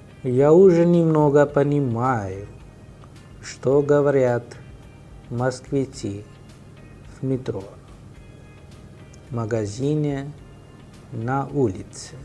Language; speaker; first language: Russian; non-native, fluent; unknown